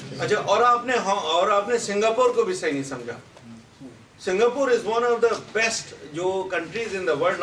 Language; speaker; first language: Urdu; native; Urdu